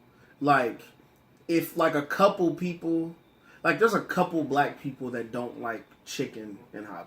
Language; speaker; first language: English; native; English